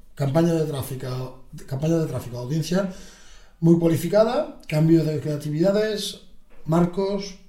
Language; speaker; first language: Spanish; native; Spanish